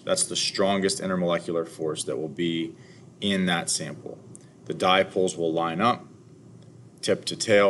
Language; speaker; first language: English; native; English